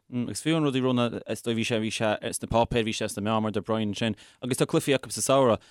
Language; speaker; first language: Irish; non-native, local second language; English